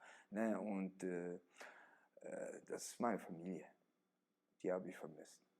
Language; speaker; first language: German; early bilingual, other home language; Italian